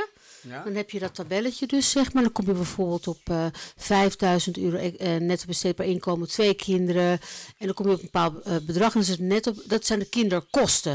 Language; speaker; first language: Dutch; native; Dutch